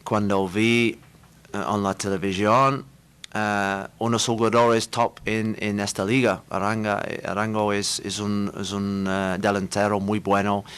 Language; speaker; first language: Spanish; non-native, learner; English